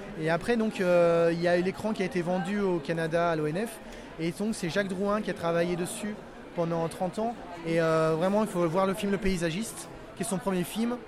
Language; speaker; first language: French; native; French